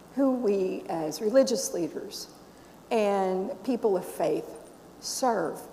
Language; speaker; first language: English; native; English